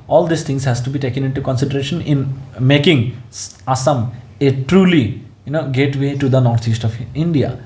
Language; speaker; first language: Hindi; non-native, local second language; Assamese